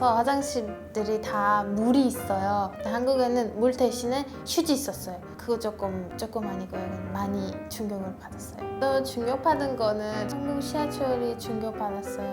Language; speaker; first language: Korean; non-native, fluent; Persian